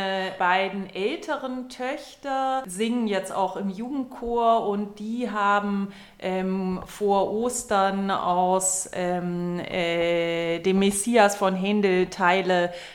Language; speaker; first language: German; native; German